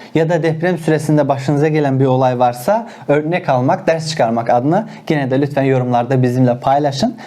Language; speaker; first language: Turkish; non-native, local second language; Azerbaijani